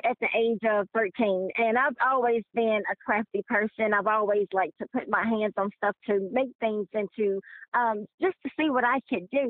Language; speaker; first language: English; native; English